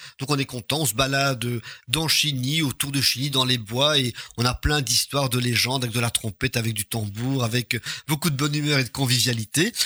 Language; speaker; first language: French; native; French